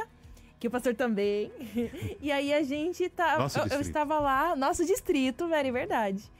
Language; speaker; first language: Portuguese; native; Portuguese